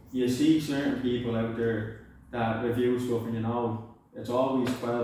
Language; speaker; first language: English; native; English